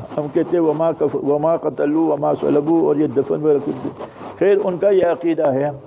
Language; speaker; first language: Urdu; early bilingual, heritage; English